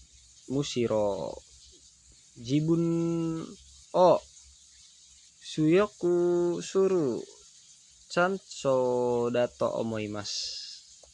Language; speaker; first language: Japanese; non-native, learner; Indonesian